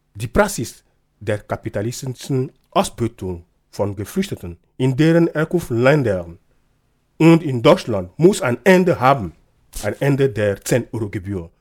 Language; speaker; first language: German; non-native, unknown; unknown